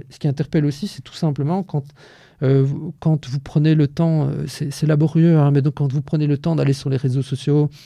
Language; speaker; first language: French; native; French